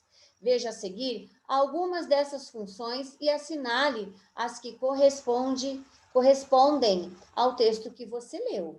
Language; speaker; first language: Portuguese; native; Portuguese